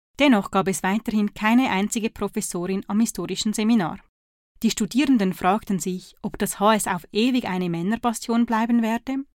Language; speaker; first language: German; native; German